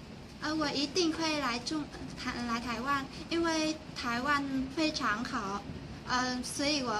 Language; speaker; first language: Chinese; non-native, learner; Vietnamese